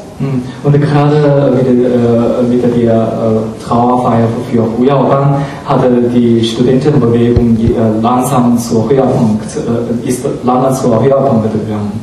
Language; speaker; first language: German; non-native, fluent; Chinese